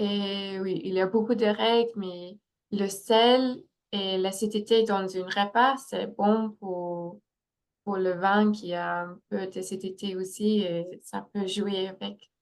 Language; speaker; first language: French; non-native, fluent; English